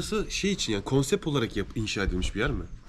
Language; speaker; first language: Turkish; native; Turkish